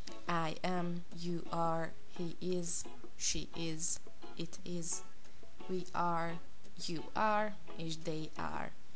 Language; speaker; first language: English; non-native, fluent; Hungarian